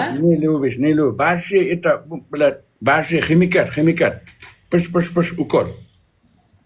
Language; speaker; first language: Russian; non-native, learner; Uzbek